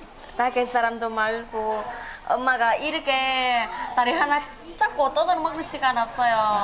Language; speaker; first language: Korean; non-native, learner; Vietnamese